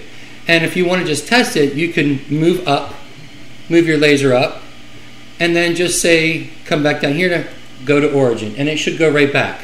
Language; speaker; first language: English; native; English